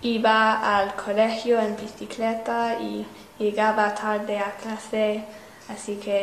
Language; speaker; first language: Spanish; non-native, learner; English